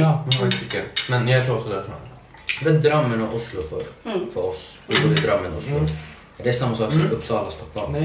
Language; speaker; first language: Swedish; early bilingual, other home language; Thai